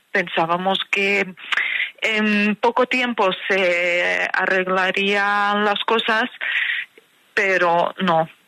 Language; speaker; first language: Spanish; non-native, fluent; Ukrainian